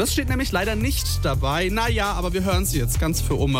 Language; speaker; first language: German; native; German